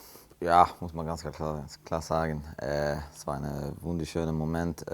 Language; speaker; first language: German; non-native, fluent; Swedish